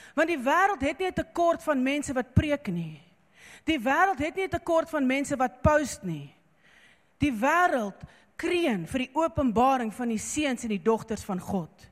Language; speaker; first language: Afrikaans; non-native, local second language; English